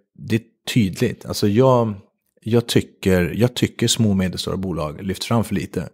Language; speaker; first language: Swedish; native; Swedish